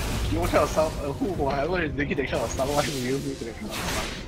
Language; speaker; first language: English; non-native, local second language; Chinese